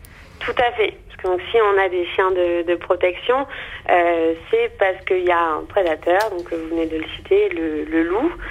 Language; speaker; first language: French; native; French